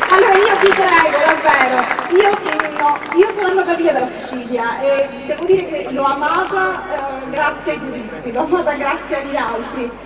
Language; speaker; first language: Italian; native; Italian